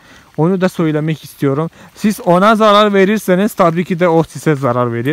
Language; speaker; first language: Turkish; non-native, learner; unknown